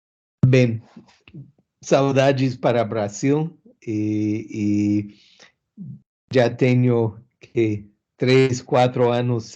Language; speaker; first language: Portuguese; non-native, learner; English